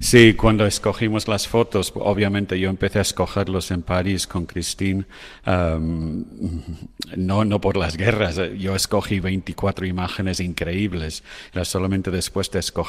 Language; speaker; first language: Spanish; non-native, fluent; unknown